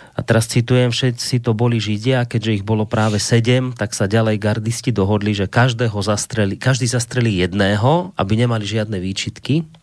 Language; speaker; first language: Slovak; native; Slovak